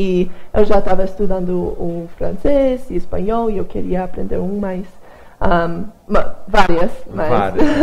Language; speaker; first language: Portuguese; non-native, fluent; English